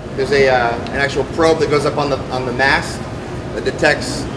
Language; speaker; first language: English; native; English